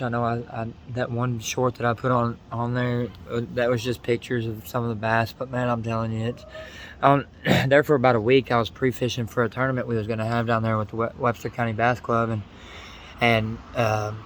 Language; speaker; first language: English; native; English